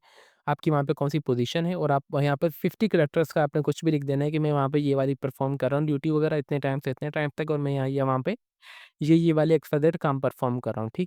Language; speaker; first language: Hindi; non-native, local second language; Punjabi